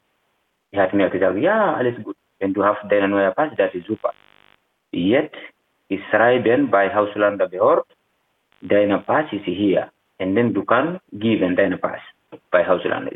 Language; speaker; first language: German; non-native, learner; Fula